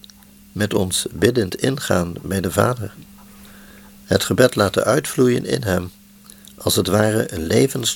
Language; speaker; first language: Dutch; native; Dutch